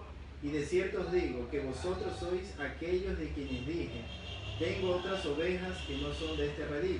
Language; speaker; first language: Spanish; native; Spanish